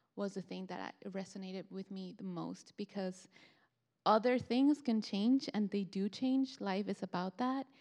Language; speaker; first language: English; non-native, fluent; Spanish